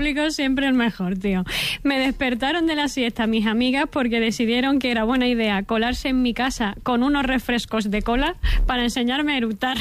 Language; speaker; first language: Spanish; native; Spanish